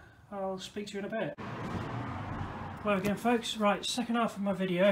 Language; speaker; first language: English; native; English